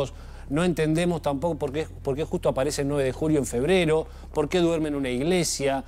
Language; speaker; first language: Spanish; native; Spanish